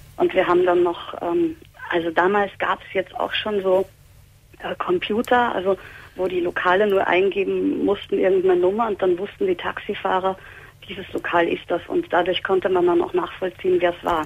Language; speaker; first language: German; native; German